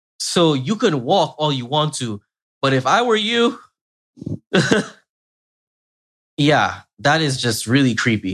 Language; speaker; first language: English; native; English